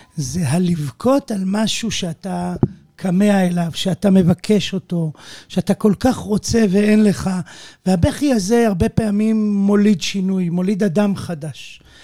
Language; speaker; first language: Hebrew; native; Hebrew